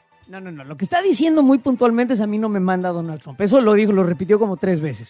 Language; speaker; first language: Spanish; native; Spanish